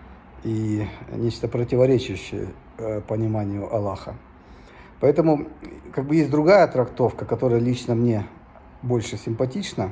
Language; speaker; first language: Russian; native; Russian